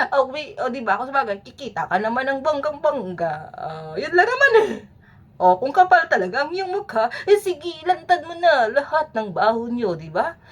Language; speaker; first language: Filipino; native; Filipino